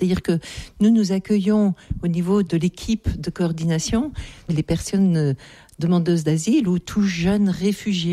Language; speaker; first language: French; native; French